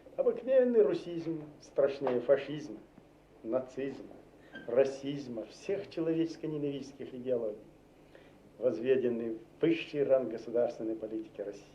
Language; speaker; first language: Russian; non-native, local second language; Chechen